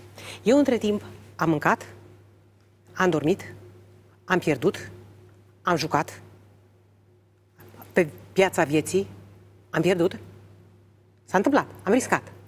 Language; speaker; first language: Romanian; native; Romanian